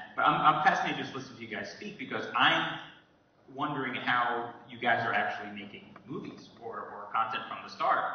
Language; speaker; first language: English; native; English